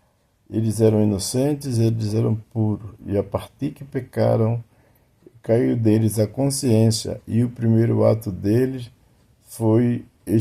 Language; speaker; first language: Portuguese; native; Portuguese